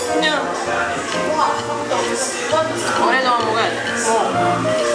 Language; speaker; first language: Korean; non-native, learner; Portuguese